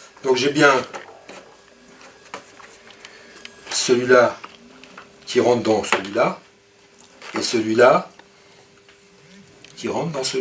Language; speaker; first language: French; native; French